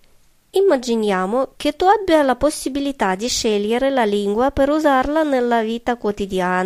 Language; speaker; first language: Italian; non-native, fluent; Russian